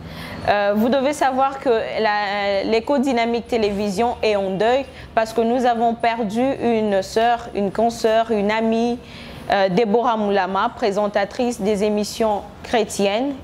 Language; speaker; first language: French; non-native, local second language; Lingala